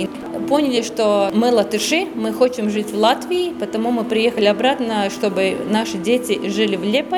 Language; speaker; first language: Russian; non-native, local second language; Latvian